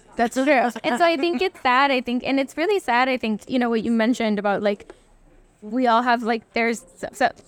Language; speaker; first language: English; early bilingual, other home language; Spanish